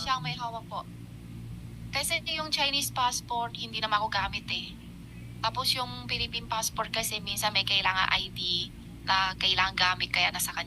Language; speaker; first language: Filipino; non-native, learner; Chinese